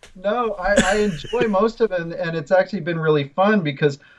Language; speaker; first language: English; native; English